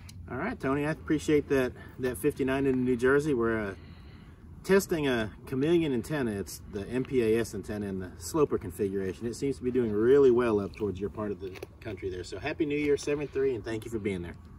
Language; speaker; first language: English; native; English